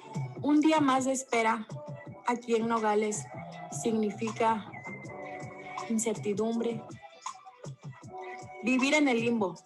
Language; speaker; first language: Spanish; native; Spanish